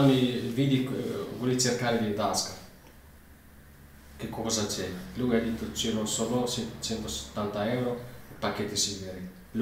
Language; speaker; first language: Italian; non-native, learner; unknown